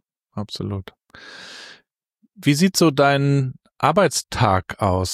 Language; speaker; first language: German; native; German